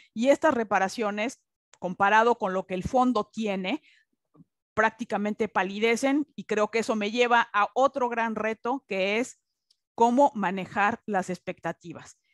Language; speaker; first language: Spanish; native; Spanish